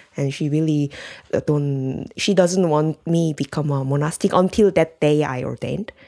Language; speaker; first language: English; non-native, learner; Korean